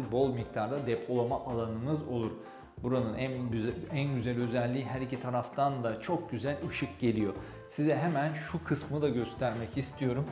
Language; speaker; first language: Turkish; native; Turkish